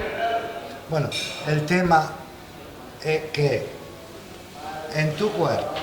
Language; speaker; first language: Spanish; non-native, fluent; Italian